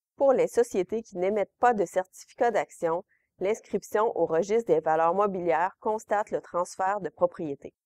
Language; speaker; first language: French; native; French